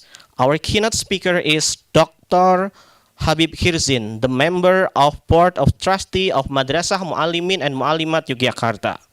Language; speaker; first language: English; non-native, fluent; Indonesian